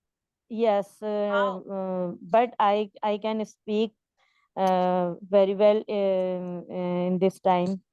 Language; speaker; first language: English; non-native, learner; Urdu